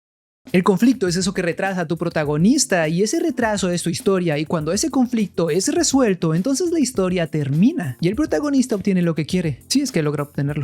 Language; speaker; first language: Spanish; native; Spanish